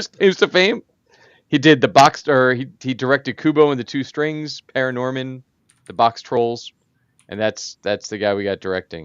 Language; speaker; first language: English; native; English